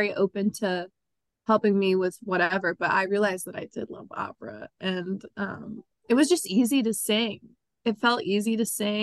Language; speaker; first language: English; native; English